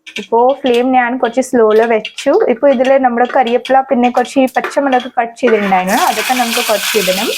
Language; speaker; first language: Malayalam; non-native, fluent; Hindi